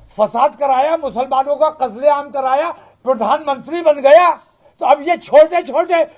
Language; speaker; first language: Hindi; native; Hindi